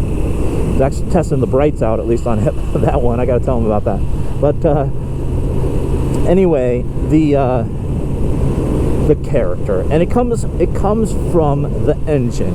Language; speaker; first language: English; native; English